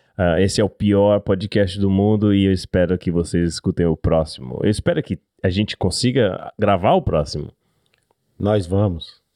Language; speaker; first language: Portuguese; native; Portuguese